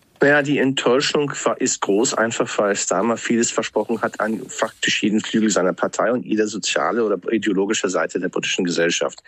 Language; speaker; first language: German; non-native, fluent; English